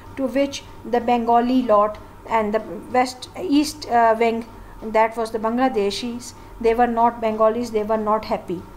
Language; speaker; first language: English; non-native, local second language; Hindi